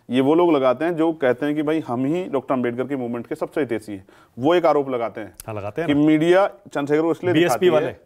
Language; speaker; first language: Hindi; native; Hindi